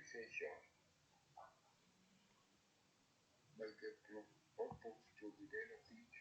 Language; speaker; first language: English; non-native, learner; Spanish